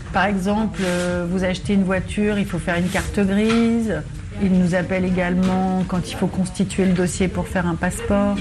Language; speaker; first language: French; native; French